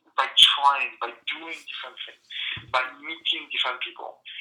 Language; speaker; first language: English; non-native, fluent; French